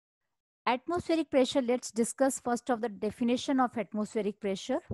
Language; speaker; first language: English; non-native, local second language; Hindi